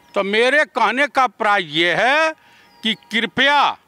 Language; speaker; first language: Hindi; native; Hindi